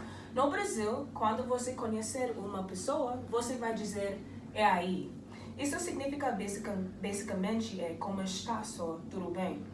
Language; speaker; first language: Portuguese; non-native, learner; English